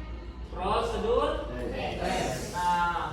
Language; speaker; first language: English; non-native, fluent; Indonesian